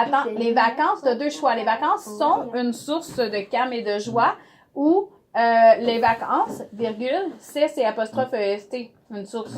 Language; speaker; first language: French; native; French